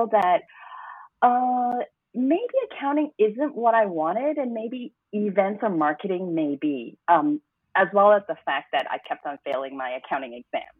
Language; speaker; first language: English; non-native, local second language; Cantonese